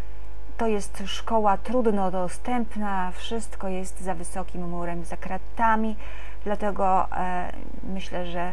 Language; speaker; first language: Polish; native; Polish